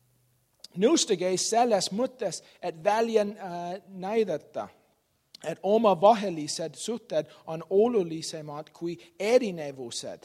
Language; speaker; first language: Estonian; non-native, learner; English